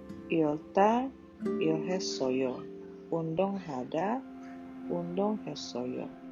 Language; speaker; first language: Korean; non-native, learner; Indonesian